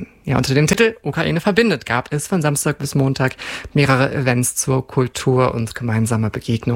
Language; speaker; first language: German; native; German